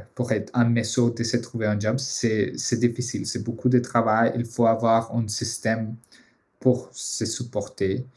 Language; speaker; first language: French; non-native, fluent; Spanish